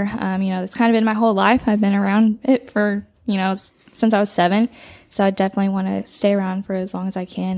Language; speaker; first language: English; native; English